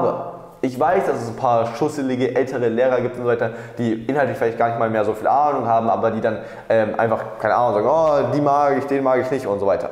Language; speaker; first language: German; native; German